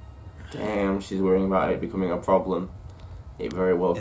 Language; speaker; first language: English; native; English